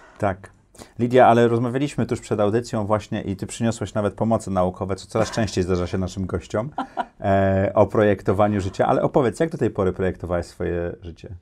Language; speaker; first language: Polish; native; Polish